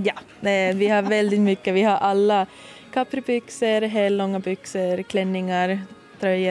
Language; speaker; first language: Swedish; non-native, fluent; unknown